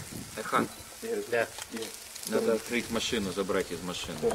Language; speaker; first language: Russian; native; Russian